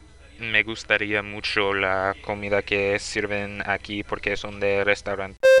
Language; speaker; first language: Spanish; non-native, learner; English